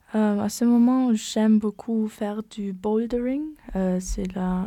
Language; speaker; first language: French; non-native, learner; German